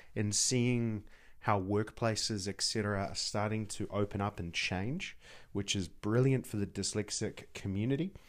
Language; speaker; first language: English; native; English